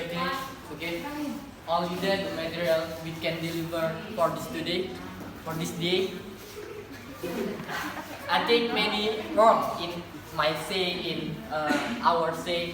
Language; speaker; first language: English; non-native, local second language; Indonesian